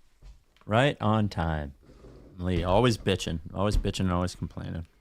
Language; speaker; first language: English; native; English